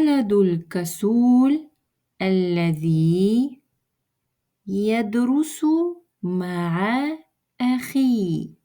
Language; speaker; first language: Arabic; non-native, fluent; Russian